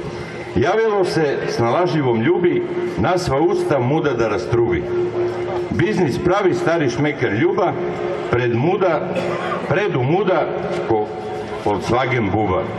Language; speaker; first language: Bosnian; native; Bosnian